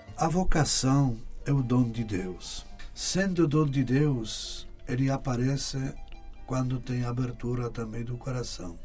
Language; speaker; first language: Portuguese; non-native, fluent; Polish